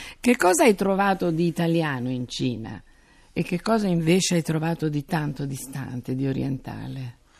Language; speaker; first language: Italian; native; Italian